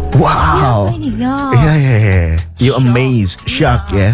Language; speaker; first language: English; non-native, local second language; Indonesian